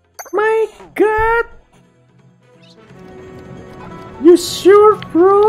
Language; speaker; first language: English; non-native, learner; Indonesian